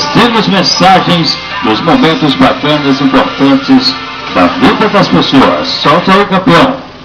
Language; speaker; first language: Portuguese; native; Portuguese